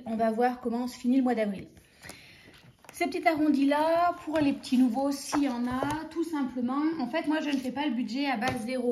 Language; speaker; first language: French; native; French